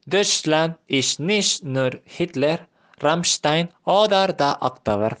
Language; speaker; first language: German; non-native, learner; Spanish